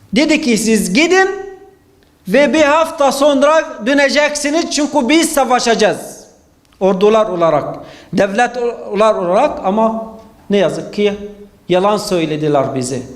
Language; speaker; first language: Turkish; non-native, fluent; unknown